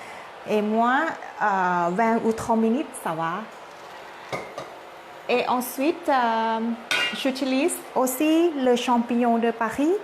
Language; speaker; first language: French; non-native, learner; Thai